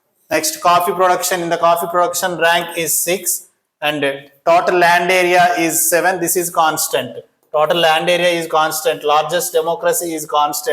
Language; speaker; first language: English; non-native, local second language; Telugu